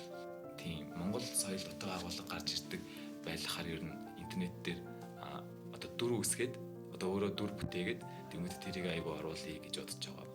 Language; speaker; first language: Mongolian; native; Mongolian